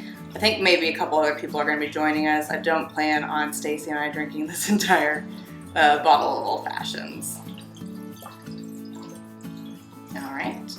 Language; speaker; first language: English; native; English